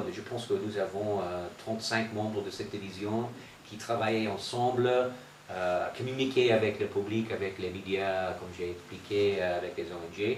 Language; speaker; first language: French; non-native, fluent; English